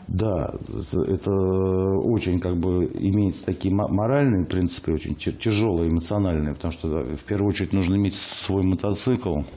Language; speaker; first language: Russian; native; Russian